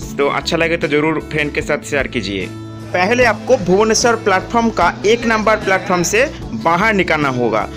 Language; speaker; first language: Hindi; non-native, local second language; Odia